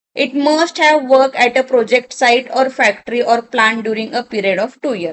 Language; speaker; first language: English; non-native, local second language; Marathi